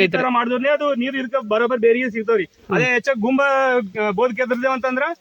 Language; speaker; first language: Kannada; non-native, local second language; Telugu